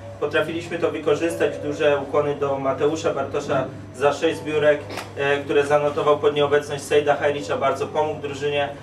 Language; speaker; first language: Polish; native; Polish